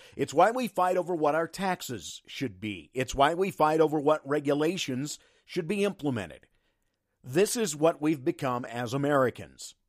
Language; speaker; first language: English; native; English